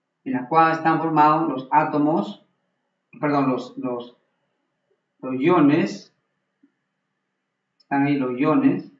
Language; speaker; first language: Spanish; native; Spanish